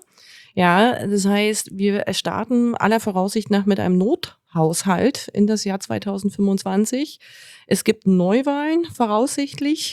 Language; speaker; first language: German; native; German